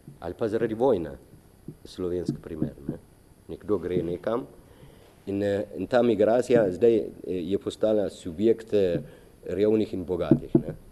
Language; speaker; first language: Slovenian; non-native, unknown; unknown